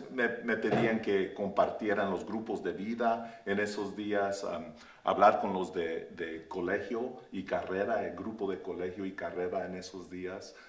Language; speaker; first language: Spanish; early bilingual, heritage; Spanish